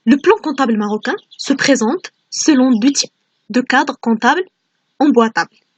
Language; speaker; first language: French; non-native, local second language; Arabic